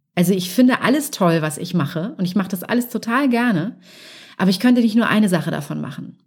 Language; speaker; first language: German; native; German